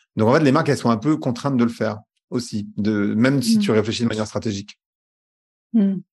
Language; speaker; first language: French; native; French